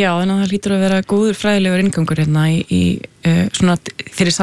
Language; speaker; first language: Icelandic; native; Icelandic